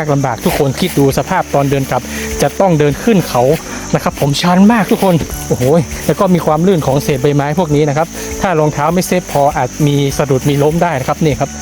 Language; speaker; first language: Thai; native; Thai